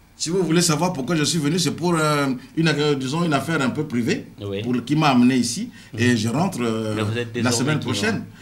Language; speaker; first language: French; non-native, local second language; Kongo